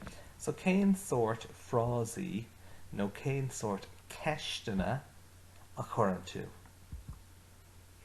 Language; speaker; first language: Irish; non-native, local second language; English